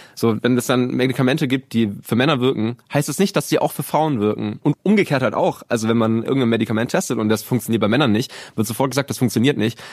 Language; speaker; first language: German; native; German